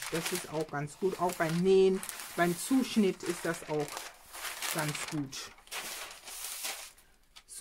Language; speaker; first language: German; non-native, fluent; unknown